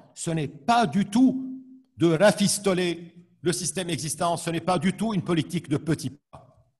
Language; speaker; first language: French; non-native, local second language; Arabic